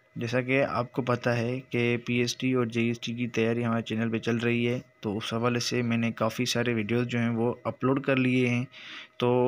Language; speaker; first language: Urdu; non-native, local second language; Sindhi